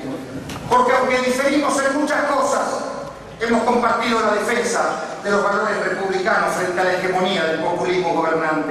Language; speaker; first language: Spanish; native; Spanish